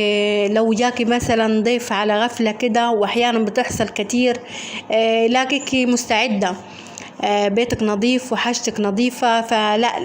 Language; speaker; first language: Arabic; native; Arabic